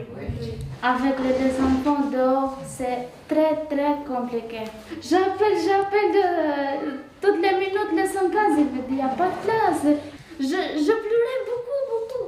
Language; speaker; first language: French; non-native, learner; Albanian